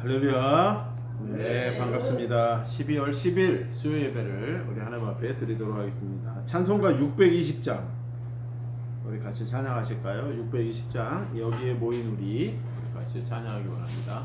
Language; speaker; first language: Korean; native; Korean